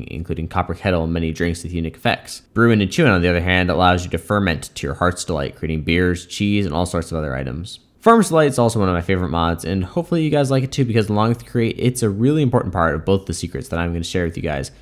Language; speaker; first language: English; native; English